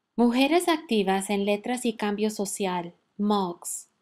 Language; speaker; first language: Spanish; early bilingual, other home language; English